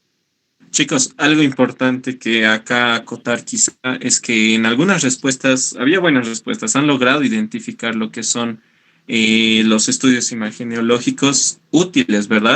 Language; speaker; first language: Spanish; native; Spanish